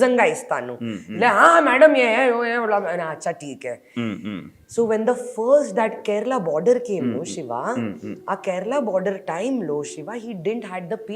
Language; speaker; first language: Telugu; non-native, learner; Hindi